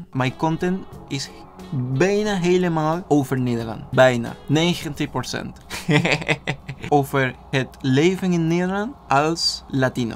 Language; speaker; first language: Dutch; non-native, learner; Spanish